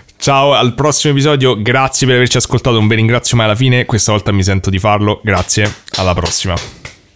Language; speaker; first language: Italian; native; Italian